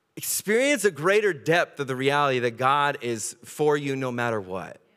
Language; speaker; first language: English; native; English